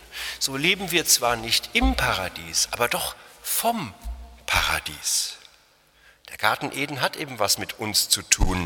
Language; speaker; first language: German; native; German